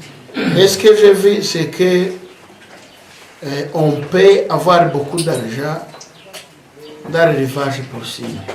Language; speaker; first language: French; non-native, local second language; Kinyarwanda